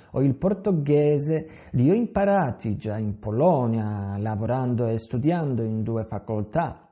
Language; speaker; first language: Italian; non-native, fluent; Polish